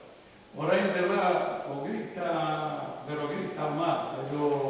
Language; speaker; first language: Basque; non-native, learner; Croatian